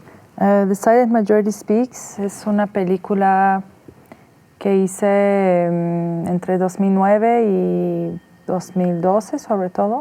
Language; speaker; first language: Spanish; non-native, fluent; Persian